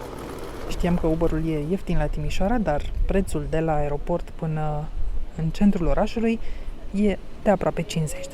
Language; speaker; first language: Romanian; native; Romanian